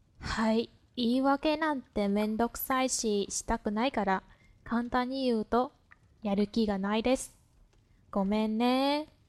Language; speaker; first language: Japanese; non-native, fluent; Vietnamese